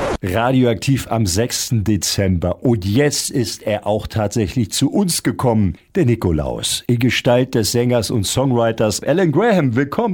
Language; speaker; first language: German; native; German